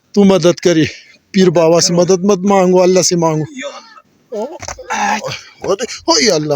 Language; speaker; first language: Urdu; non-native, local second language; Pashto